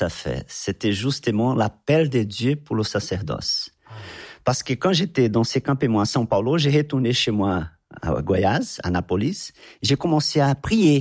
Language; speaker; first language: French; non-native, fluent; Portuguese